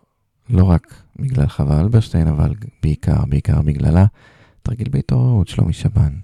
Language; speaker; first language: Hebrew; native; Hebrew